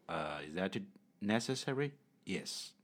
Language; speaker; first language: English; non-native, learner; Chinese